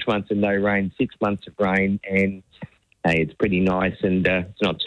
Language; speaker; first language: English; native; English